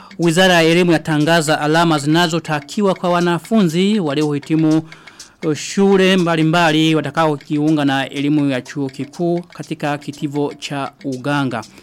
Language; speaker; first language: Swahili; non-native, local second language; Rundi